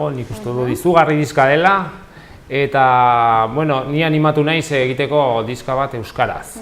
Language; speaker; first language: Basque; non-native, local second language; Spanish